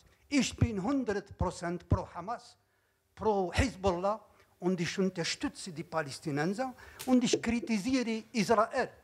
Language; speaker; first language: German; non-native, learner; Arabic